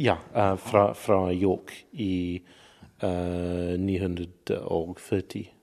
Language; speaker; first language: Norwegian; non-native, learner; English